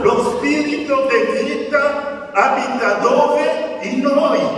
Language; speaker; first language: Italian; non-native, fluent; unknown